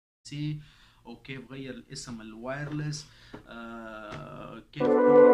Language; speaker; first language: Arabic; non-native, learner; Urdu